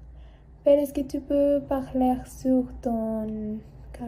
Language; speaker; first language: French; non-native, learner; Spanish